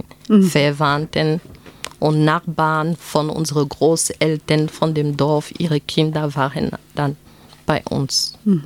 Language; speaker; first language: German; non-native, fluent; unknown